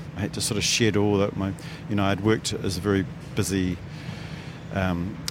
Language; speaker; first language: English; native; English